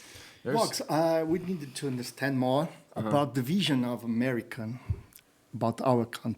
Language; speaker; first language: English; non-native, learner; Portuguese